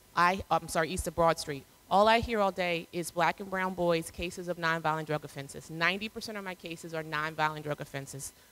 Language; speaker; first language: English; native; English